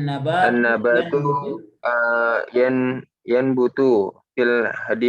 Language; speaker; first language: Arabic; non-native, learner; Malay